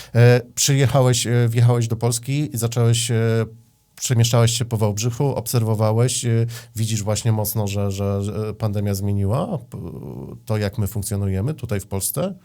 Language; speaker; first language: Polish; native; Polish